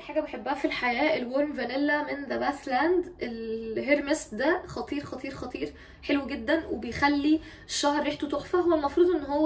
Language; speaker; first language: Arabic; native; Arabic